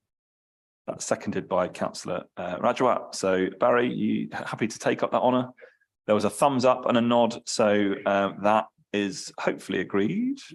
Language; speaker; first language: English; native; English